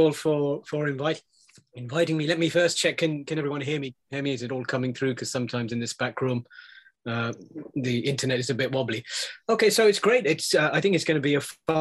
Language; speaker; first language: English; native; English